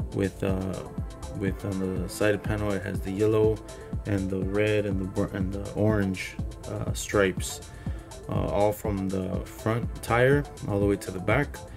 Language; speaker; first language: English; early bilingual, other home language; Spanish